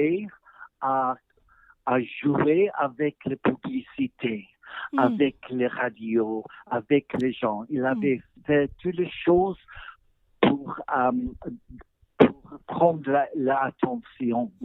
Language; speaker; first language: French; non-native, learner; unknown